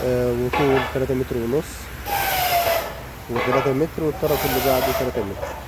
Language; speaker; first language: Arabic; native; Arabic